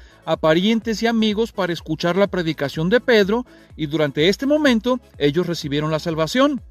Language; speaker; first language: Spanish; native; Spanish